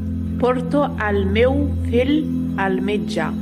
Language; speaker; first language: Catalan; non-native, learner; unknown